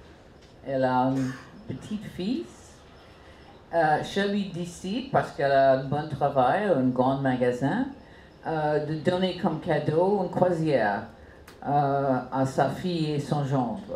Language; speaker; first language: French; non-native, fluent; English